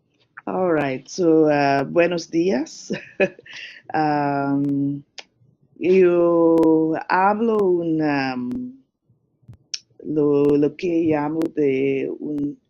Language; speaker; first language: Spanish; non-native, learner; English